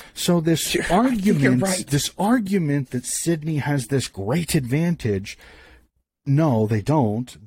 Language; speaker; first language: English; native; English